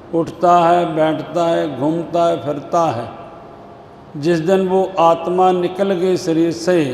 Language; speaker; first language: Hindi; non-native, local second language; Punjabi